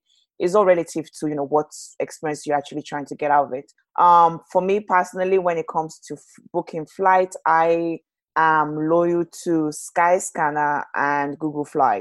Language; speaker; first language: English; non-native, local second language; Yoruba